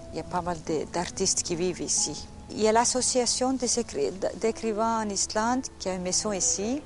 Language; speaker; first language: French; non-native, fluent; Icelandic